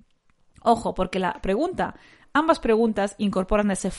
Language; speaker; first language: Spanish; native; Spanish